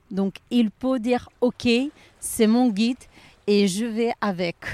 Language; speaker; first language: French; non-native, learner; Ukrainian